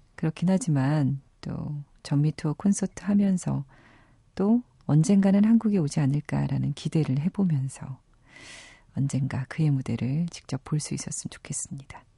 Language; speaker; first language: Korean; native; Korean